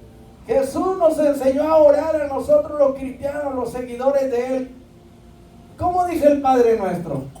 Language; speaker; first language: Spanish; native; Spanish